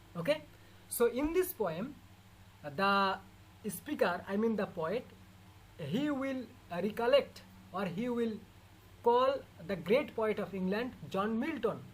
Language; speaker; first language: English; non-native, local second language; Bangla